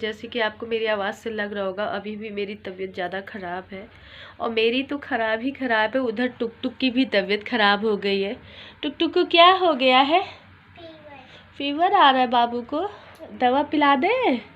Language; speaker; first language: Hindi; native; Hindi